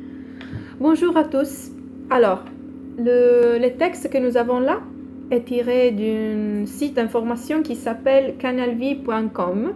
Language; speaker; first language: French; non-native, fluent; Italian